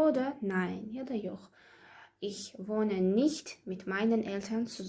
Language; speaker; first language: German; non-native, learner; Azerbaijani